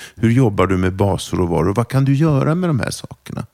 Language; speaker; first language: Swedish; non-native, local second language; German